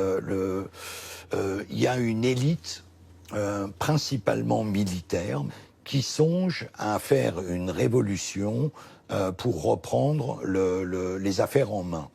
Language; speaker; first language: French; native; French